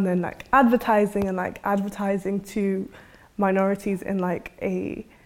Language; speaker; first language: English; native; English